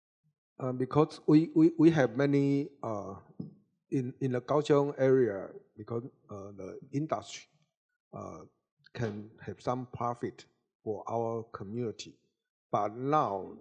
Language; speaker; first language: English; non-native, learner; Chinese